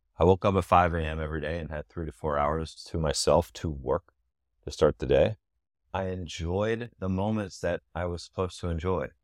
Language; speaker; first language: English; native; English